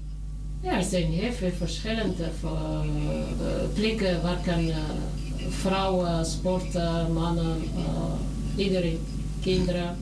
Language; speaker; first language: Dutch; non-native, learner; Arabic